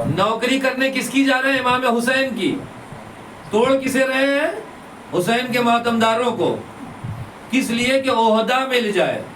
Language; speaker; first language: Urdu; native; Urdu